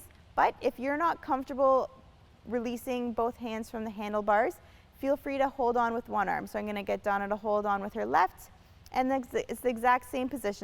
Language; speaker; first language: English; native; English